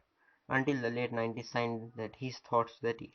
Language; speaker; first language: English; non-native, fluent; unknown